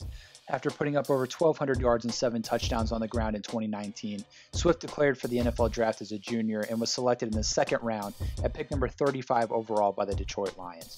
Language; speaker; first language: English; native; English